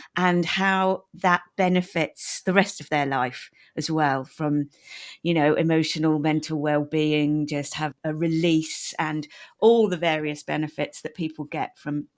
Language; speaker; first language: English; native; English